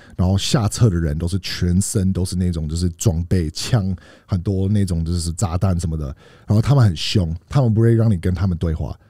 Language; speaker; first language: Chinese; early bilingual, heritage; Chinese